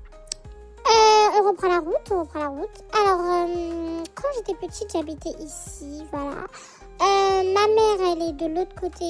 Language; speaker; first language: French; native; French